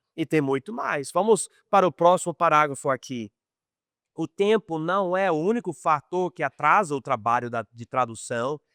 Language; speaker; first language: Portuguese; non-native, fluent; English